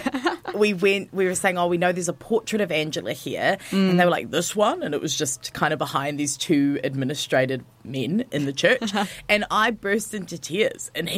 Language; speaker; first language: English; native; English